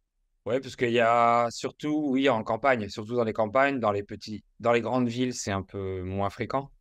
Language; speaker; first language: French; native; French